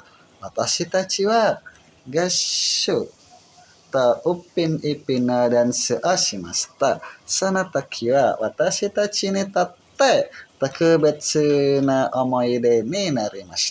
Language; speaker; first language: Japanese; non-native, learner; Indonesian